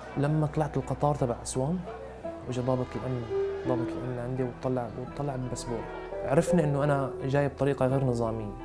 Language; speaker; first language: Arabic; native; Arabic